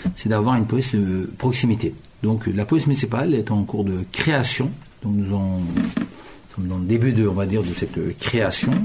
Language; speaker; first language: French; early bilingual, other home language; Turkish